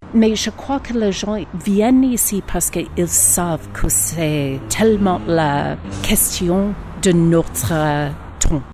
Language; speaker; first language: French; non-native, learner; English